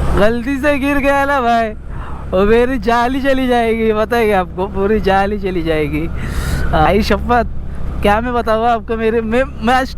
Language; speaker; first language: Hindi; non-native, local second language; Marathi